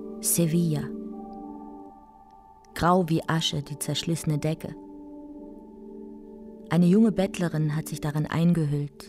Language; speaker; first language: German; native; German